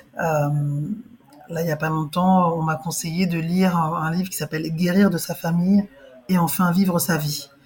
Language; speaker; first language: French; early bilingual, other home language; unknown